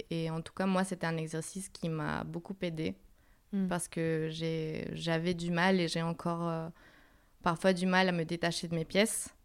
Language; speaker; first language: French; non-native, fluent; Spanish